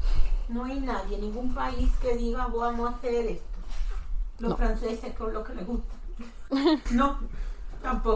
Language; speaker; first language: Spanish; native; Spanish